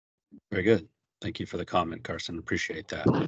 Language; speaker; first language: English; native; English